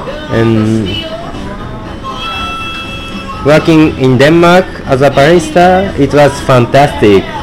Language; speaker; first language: English; non-native, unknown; Japanese